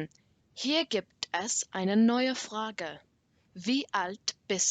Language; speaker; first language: German; non-native, learner; English